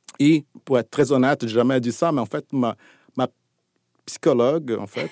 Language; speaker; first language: French; non-native, fluent; Portuguese